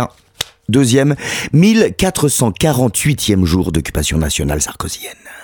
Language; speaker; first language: French; native; French